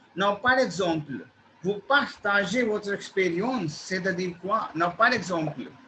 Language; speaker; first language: French; non-native, fluent; Hindi